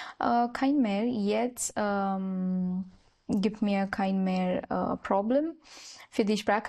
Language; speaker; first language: German; non-native, learner; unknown